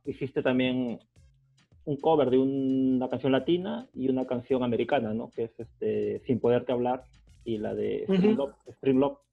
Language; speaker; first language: Spanish; native; Spanish